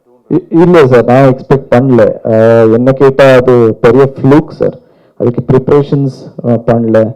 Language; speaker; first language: Tamil; non-native, learner; Kannada